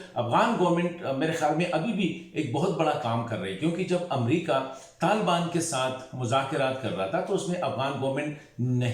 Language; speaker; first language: Hindi; non-native, local second language; Pashto